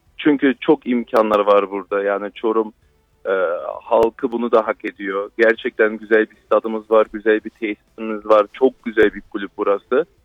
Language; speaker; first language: Turkish; early bilingual, heritage; Turkish